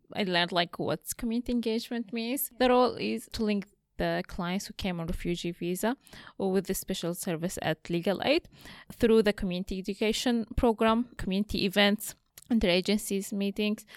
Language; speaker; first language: English; non-native, fluent; Arabic